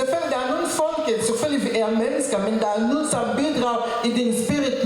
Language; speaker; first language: Danish; non-native, learner; French